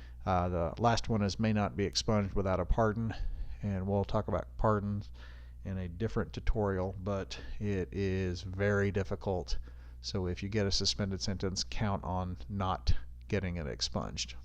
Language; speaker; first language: English; native; English